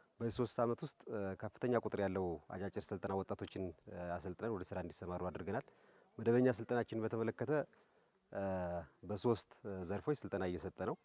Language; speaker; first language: Amharic; native; Amharic